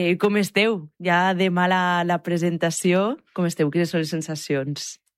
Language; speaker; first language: Catalan; native; Catalan